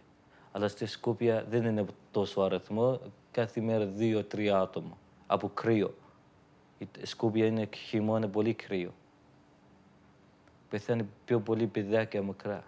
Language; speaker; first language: Greek; non-native, learner; Arabic